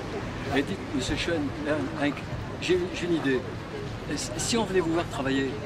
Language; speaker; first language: French; native; French